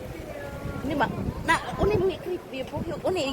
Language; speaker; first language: Korean; non-native, learner; Filipino